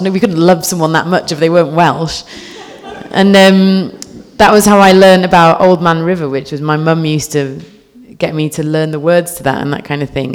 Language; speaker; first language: English; native; English